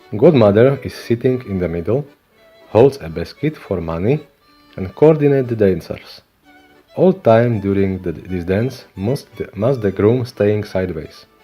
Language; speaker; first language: English; non-native, learner; Slovak